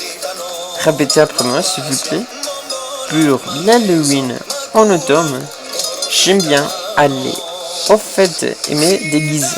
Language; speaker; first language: French; non-native, fluent; Spanish